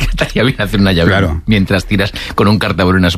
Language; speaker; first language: Spanish; native; Spanish